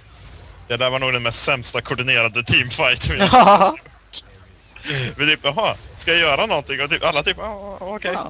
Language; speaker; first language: Swedish; native; Swedish